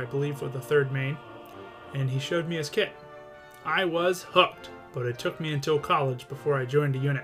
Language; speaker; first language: English; native; English